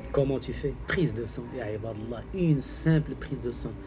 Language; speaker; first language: French; non-native, local second language; Arabic